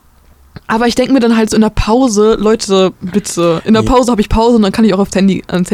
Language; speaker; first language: German; native; German